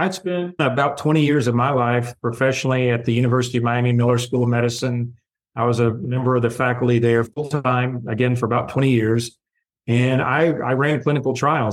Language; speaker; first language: English; native; English